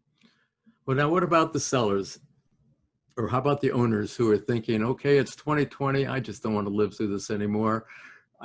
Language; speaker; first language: English; native; English